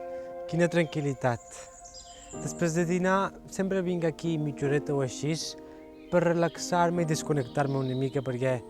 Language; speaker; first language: Catalan; early bilingual, other home language; Georgian